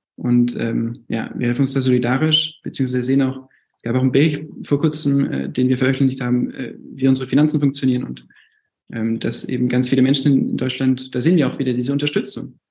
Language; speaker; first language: German; native; German